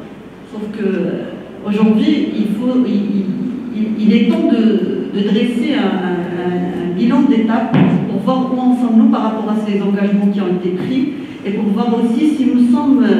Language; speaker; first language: French; non-native, local second language; Arabic